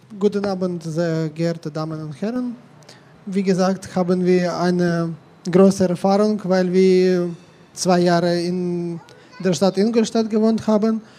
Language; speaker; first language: German; non-native, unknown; Ukrainian